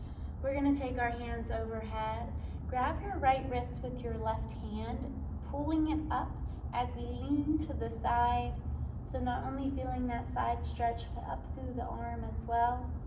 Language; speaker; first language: English; native; English